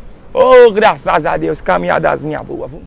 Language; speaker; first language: Portuguese; native; Portuguese